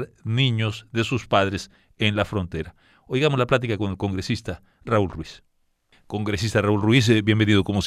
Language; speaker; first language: Spanish; native; Spanish